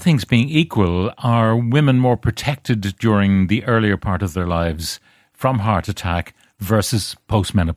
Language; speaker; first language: English; native; English